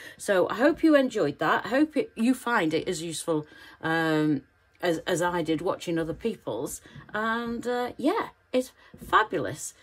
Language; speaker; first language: English; native; English